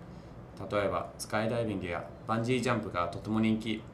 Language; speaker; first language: Japanese; non-native, fluent; English